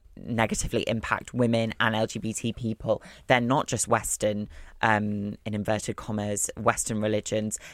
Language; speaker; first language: English; native; English